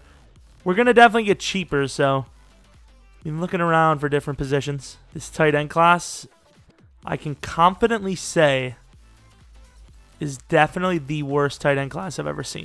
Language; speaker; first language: English; native; English